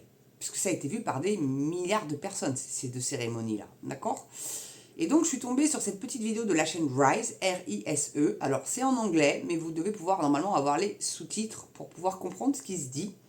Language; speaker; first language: French; native; French